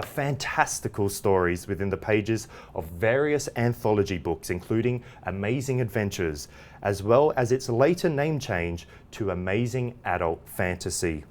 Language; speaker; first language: English; native; English